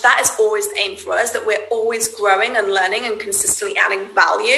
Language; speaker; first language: English; native; English